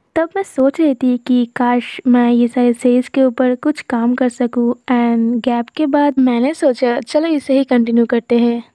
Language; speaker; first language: Hindi; non-native, local second language; Bangla